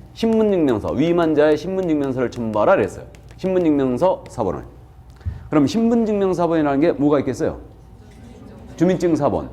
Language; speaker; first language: Korean; native; Korean